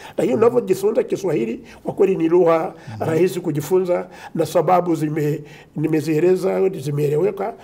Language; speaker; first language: Swahili; non-native, local second language; Kinyarwanda